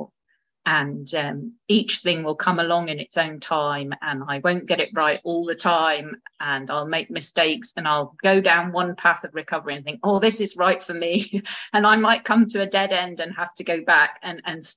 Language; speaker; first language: English; native; English